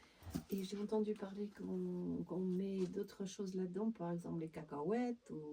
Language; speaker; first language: French; non-native, learner; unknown